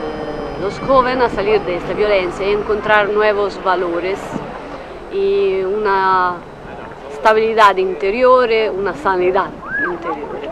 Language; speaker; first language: Spanish; non-native, fluent; Italian